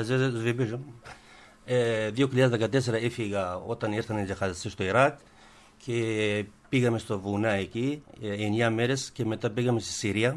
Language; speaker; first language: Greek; non-native, learner; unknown